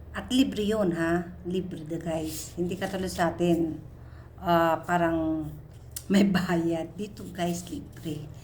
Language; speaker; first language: Filipino; native; Filipino